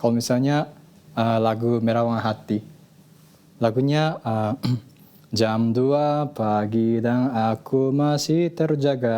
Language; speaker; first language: Indonesian; non-native, fluent; Japanese